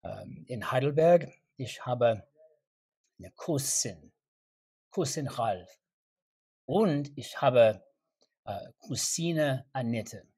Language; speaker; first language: German; non-native, learner; English